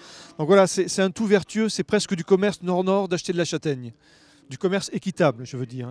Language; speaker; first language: French; native; French